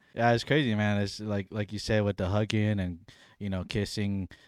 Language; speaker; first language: English; native; English